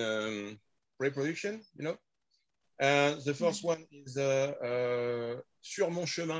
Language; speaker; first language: English; non-native, learner; French